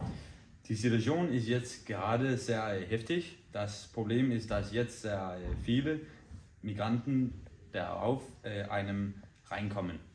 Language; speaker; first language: German; non-native, learner; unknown